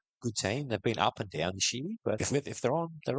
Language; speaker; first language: English; native; English